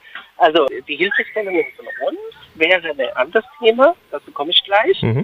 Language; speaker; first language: German; non-native, fluent; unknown